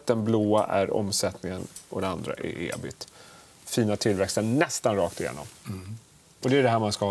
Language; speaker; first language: Swedish; native; Swedish